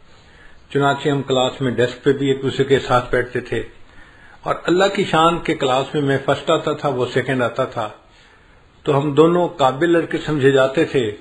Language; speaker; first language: Urdu; native; Urdu